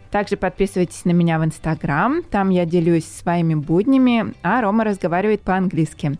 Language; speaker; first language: Russian; native; Russian